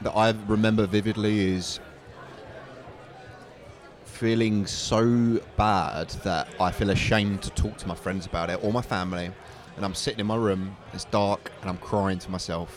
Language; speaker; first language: English; native; English